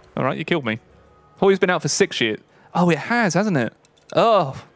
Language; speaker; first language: English; native; English